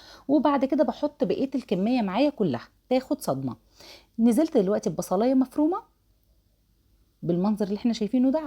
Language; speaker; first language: Arabic; native; Arabic